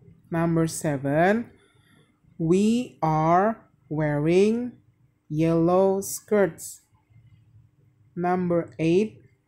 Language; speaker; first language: English; non-native, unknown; Indonesian